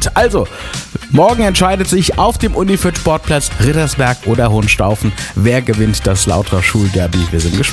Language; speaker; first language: German; native; German